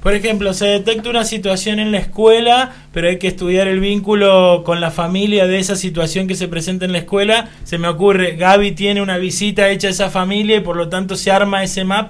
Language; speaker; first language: Spanish; native; Spanish